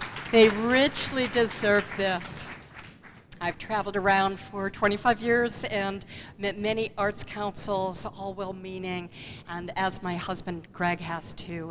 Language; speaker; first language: English; native; English